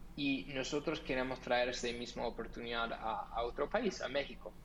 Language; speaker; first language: Spanish; non-native, fluent; English